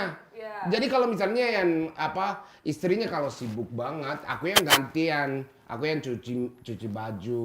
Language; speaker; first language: Indonesian; non-native, fluent; Japanese